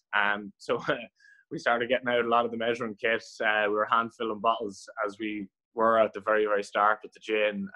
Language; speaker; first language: English; native; English